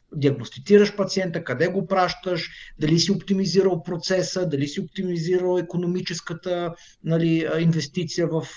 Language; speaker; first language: Bulgarian; early bilingual, other home language; Hebrew